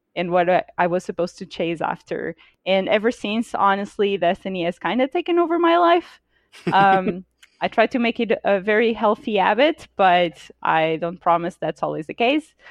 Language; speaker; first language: English; non-native, fluent; Portuguese